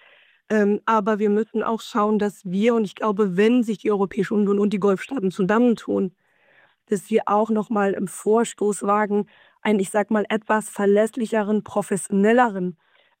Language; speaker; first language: German; native; German